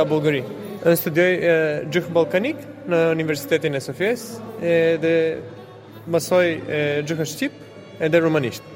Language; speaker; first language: Albanian; non-native, learner; Bulgarian